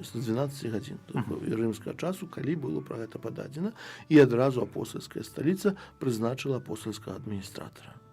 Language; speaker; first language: Belarusian; non-native, local second language; Russian